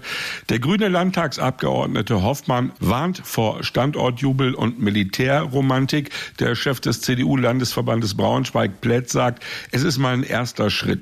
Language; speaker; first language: German; native; German